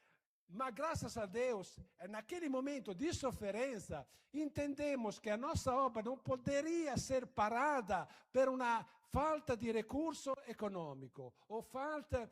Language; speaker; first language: Portuguese; non-native, fluent; Italian